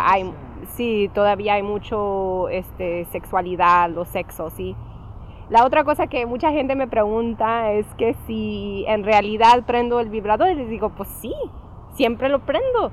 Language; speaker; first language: Spanish; early bilingual, heritage; English